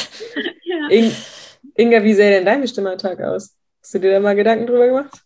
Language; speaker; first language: German; native; German